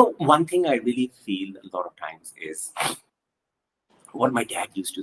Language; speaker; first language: English; non-native, local second language; Punjabi